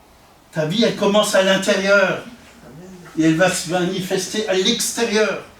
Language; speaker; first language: French; native; French